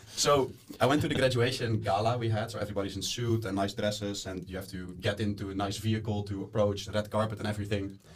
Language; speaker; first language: English; non-native, fluent; Dutch